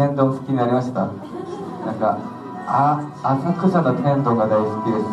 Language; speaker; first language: Japanese; non-native, learner; Korean